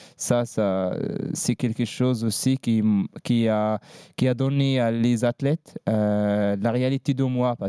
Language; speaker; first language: French; non-native, learner; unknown